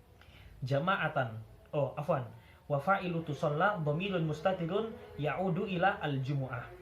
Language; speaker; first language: Arabic; non-native, learner; Javanese